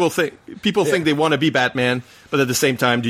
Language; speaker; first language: English; non-native, fluent; French